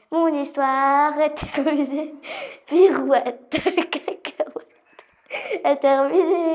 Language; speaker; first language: French; non-native, learner; Polish